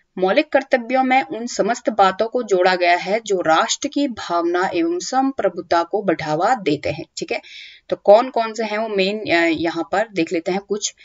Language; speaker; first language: Hindi; native; Hindi